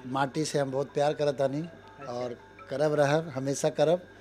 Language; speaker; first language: Hindi; native; Hindi